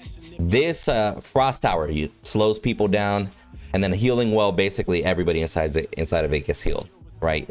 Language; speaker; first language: English; native; English